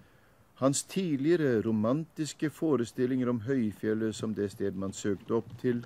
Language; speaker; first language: Norwegian; native; Norwegian